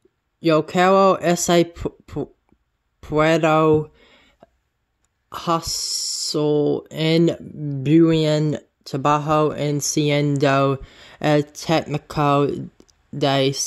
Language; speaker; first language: Spanish; non-native, learner; English